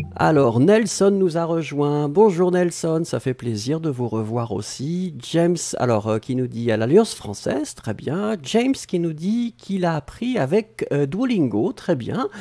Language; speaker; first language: French; native; French